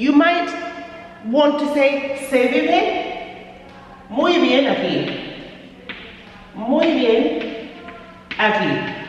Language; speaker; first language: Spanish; non-native, fluent; English